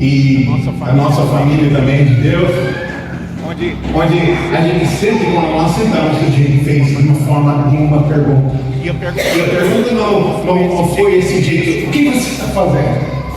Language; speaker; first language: Portuguese; non-native, fluent; English